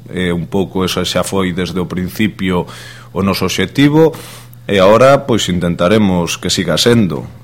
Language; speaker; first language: Galician; non-native, local second language; Spanish